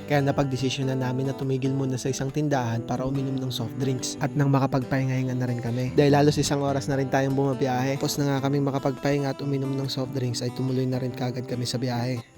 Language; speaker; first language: Filipino; non-native, local second language; Bikol